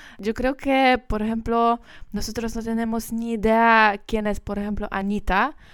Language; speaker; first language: Spanish; non-native, learner; Polish